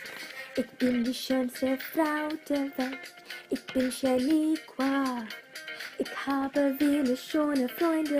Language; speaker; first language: German; non-native, learner; English